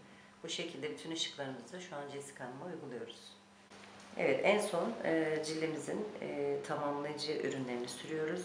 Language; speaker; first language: Turkish; native; Turkish